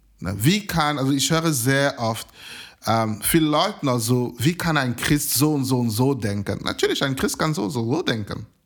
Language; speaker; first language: German; non-native, fluent; French